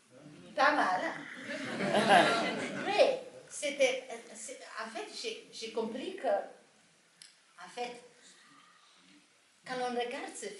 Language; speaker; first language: French; non-native, fluent; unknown